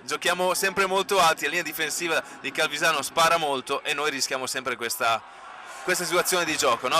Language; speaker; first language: Italian; native; Italian